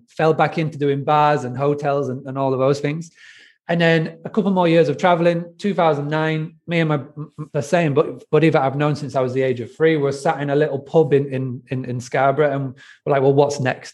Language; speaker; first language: English; native; English